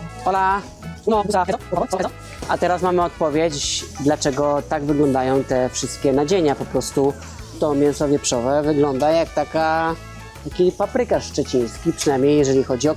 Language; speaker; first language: Polish; native; Polish